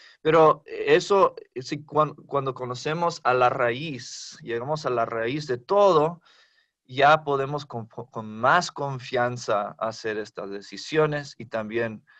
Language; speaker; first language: Spanish; non-native, fluent; English